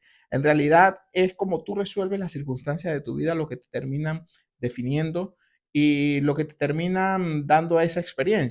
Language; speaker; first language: Spanish; native; Spanish